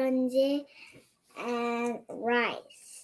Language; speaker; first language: English; non-native, learner; Korean